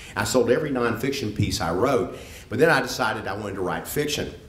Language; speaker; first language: English; native; English